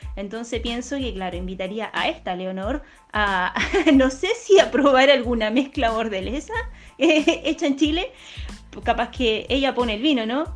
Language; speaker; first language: Spanish; native; Spanish